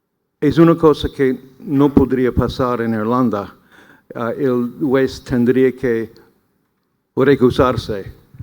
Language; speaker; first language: Spanish; non-native, learner; English